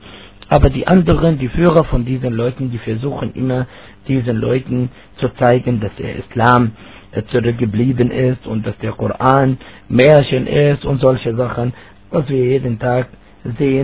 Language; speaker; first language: German; non-native, fluent; Arabic